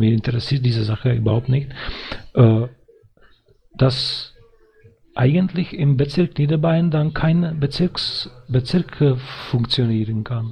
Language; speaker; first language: German; non-native, fluent; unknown